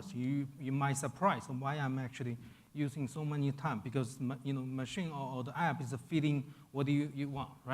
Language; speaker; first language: English; non-native, fluent; Chinese